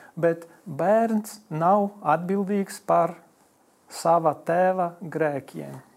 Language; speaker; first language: Latvian; non-native, local second language; Polish